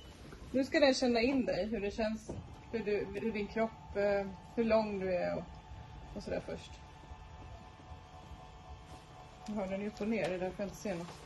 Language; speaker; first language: Swedish; native; Swedish